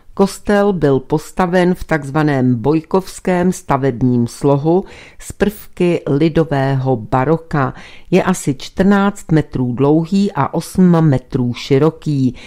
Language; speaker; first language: Czech; native; Czech